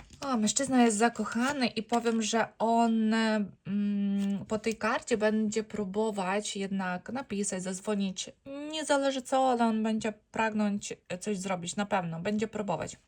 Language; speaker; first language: Polish; non-native, learner; Ukrainian